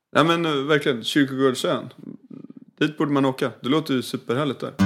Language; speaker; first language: Swedish; native; Swedish